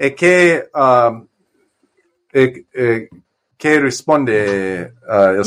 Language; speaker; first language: Italian; non-native, learner; English